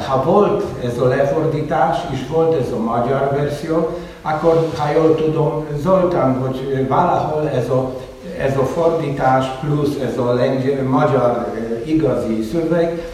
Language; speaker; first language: Hungarian; non-native, fluent; Polish